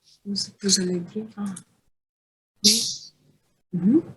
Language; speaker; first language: French; non-native, learner; Vietnamese